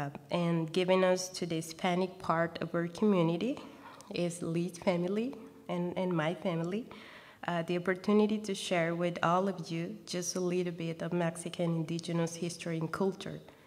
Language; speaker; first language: English; non-native, fluent; Spanish